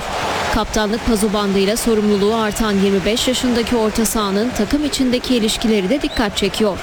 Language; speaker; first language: Turkish; native; Turkish